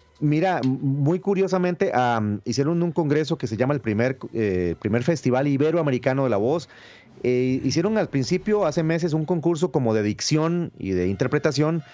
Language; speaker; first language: Spanish; native; Spanish